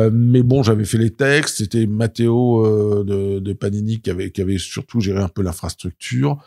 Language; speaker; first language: French; native; French